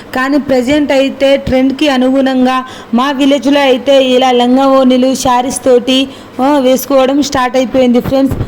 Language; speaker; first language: Telugu; non-native, local second language; Lambadi